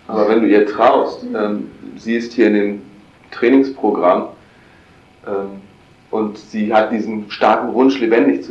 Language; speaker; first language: German; native; German